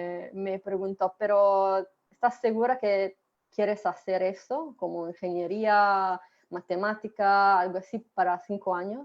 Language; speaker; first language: Spanish; non-native, fluent; Italian